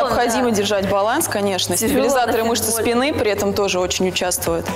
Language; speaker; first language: Russian; native; Russian